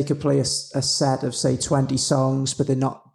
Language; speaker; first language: English; native; English